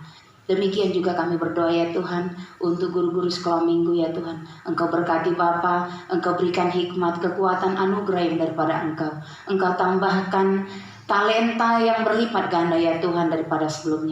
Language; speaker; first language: Indonesian; native; Indonesian